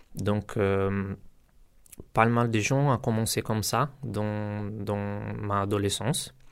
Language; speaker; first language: French; non-native, learner; Portuguese